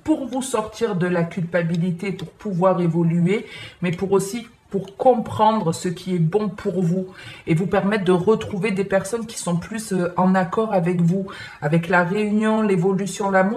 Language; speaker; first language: French; native; French